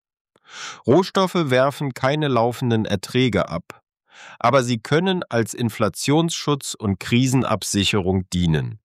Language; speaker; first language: German; native; German